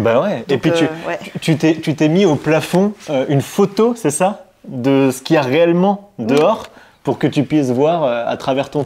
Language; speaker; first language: French; native; French